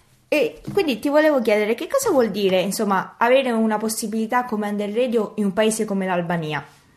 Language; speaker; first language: Italian; native; Italian